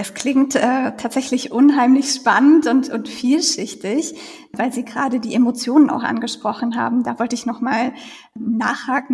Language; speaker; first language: German; native; German